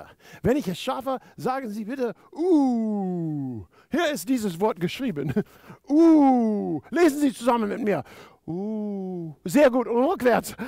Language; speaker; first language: German; non-native, fluent; English